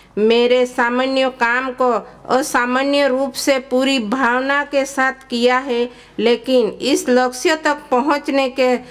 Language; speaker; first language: Hindi; non-native, local second language; Gujarati